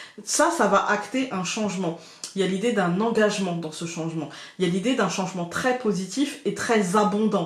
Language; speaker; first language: French; native; French